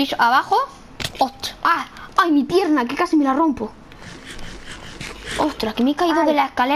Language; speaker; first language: Spanish; native; Spanish